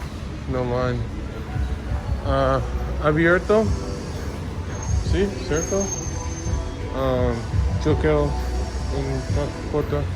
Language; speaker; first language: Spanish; non-native, learner; English